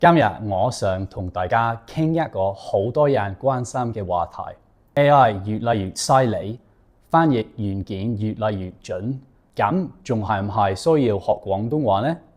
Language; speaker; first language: Cantonese; non-native, fluent; English